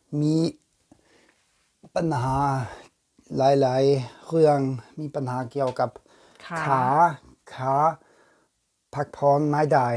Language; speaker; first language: Thai; non-native, learner; German